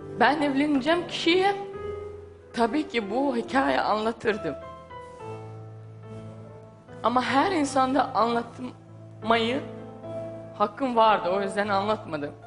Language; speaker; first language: Turkish; non-native, learner; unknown